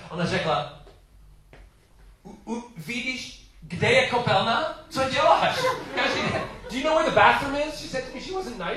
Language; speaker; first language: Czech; non-native, learner; English